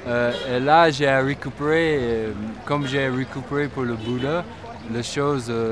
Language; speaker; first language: French; non-native, learner; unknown